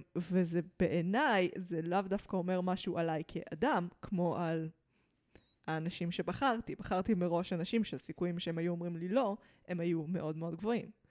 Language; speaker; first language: Hebrew; early bilingual, other home language; English